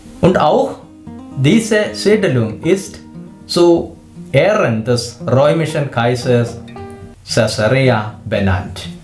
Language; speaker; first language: German; non-native, fluent; Malayalam